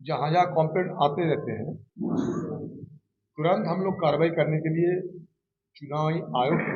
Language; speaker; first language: Hindi; non-native, local second language; Bangla